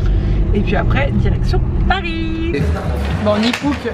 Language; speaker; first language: French; native; French